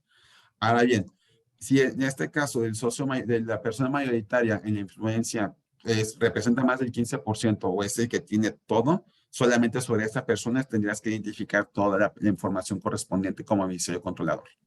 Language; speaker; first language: Spanish; native; Spanish